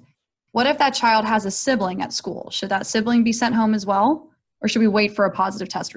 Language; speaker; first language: English; native; English